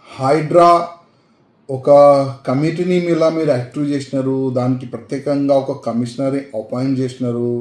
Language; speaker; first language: Telugu; non-native, local second language; Hindi